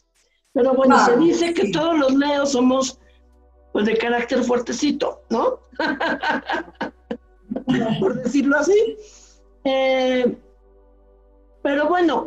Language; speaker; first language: Spanish; native; Spanish